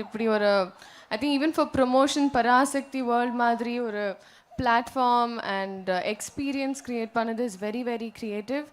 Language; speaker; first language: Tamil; non-native, learner; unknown